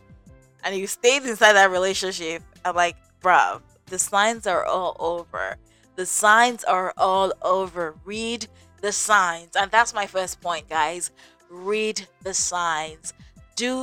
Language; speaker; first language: English; non-native, local second language; Yoruba